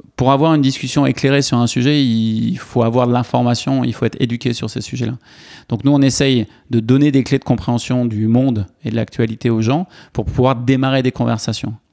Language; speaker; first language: French; native; French